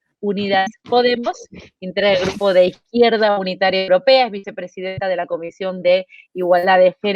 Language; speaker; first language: Spanish; native; Spanish